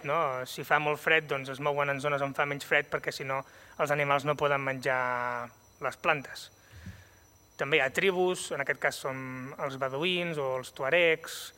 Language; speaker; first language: Catalan; native; Catalan